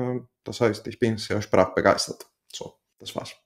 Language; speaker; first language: German; non-native, fluent; Italian